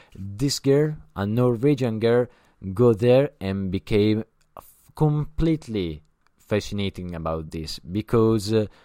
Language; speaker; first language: English; non-native, learner; Italian